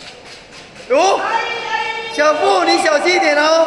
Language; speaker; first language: Chinese; native; Chinese